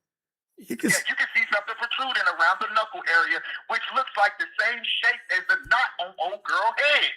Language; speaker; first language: English; native; English